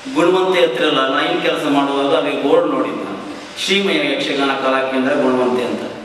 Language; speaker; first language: Kannada; native; Kannada